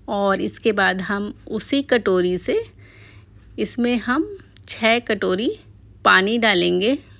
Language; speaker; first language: Hindi; native; Hindi